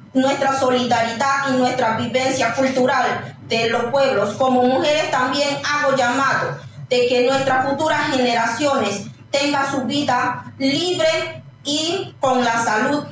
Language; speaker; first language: Spanish; non-native, local second language; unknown